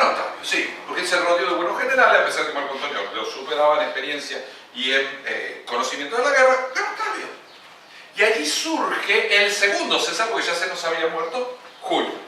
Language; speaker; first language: Spanish; native; Spanish